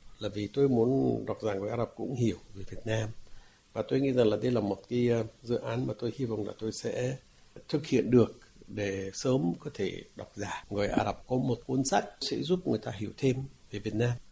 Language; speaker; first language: Vietnamese; non-native, fluent; Arabic